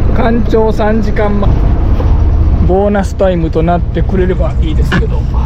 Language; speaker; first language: Japanese; native; Japanese